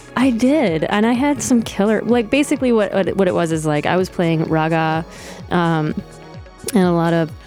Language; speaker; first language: English; native; English